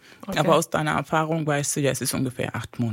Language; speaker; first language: German; non-native, fluent; Spanish